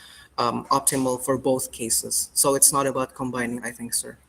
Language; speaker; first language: English; non-native, fluent; Indonesian